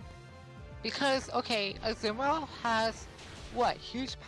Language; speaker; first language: English; native; English